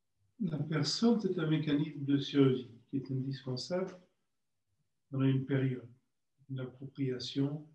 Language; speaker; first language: French; native; French